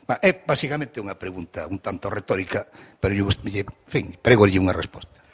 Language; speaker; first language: Galician; native; Galician